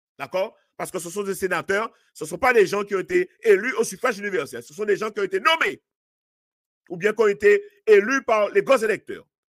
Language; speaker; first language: French; native; French